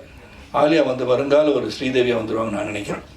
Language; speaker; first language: Tamil; native; Tamil